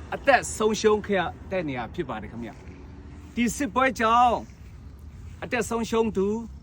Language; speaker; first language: Burmese; non-native, local second language; Shan